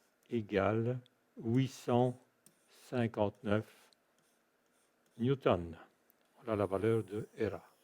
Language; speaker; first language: French; native; French